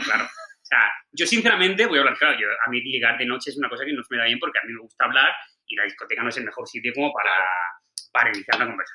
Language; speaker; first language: Spanish; native; Spanish